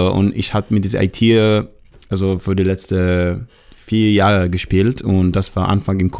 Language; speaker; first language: German; non-native, learner; Hebrew